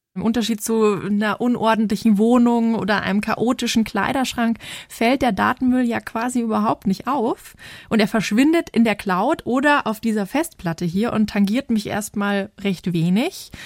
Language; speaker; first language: German; native; German